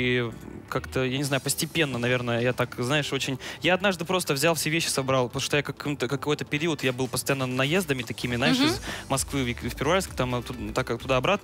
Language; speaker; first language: Russian; native; Russian